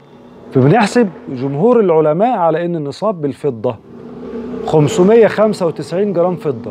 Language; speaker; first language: Arabic; native; Arabic